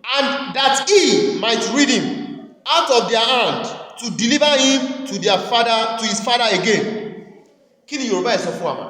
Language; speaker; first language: English; non-native, local second language; Yoruba